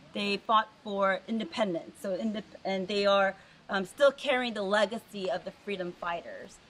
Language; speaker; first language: English; early bilingual, other home language; Korean